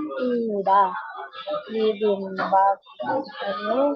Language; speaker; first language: Korean; non-native, learner; Indonesian